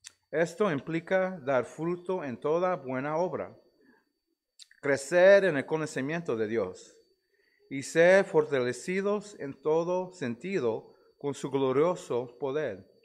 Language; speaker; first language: Spanish; non-native, fluent; English